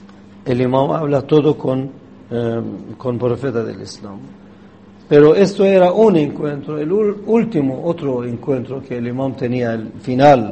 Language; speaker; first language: Spanish; non-native, fluent; Persian